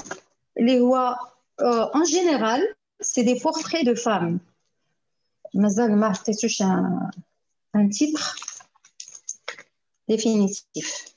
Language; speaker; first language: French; non-native, local second language; Arabic